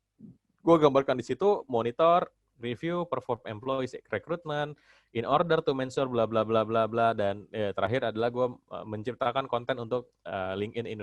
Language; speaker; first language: Indonesian; native; Indonesian